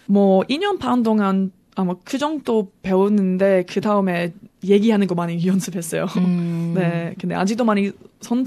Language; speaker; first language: Korean; non-native, learner; English